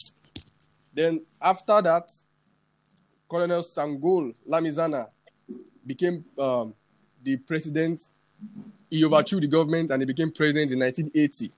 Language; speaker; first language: English; non-native, local second language; Yoruba